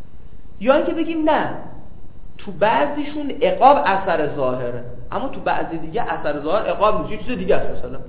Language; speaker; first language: Persian; native; Persian